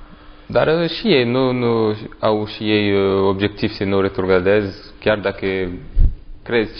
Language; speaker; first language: Romanian; non-native, learner; French